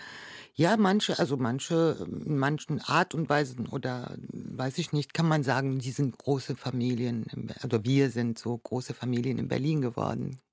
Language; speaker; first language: German; non-native, fluent; Arabic